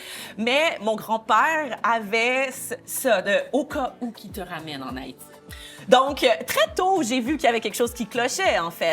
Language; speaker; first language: French; native; French